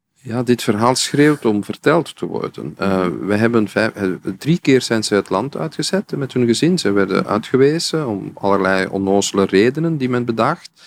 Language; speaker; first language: Dutch; native; Dutch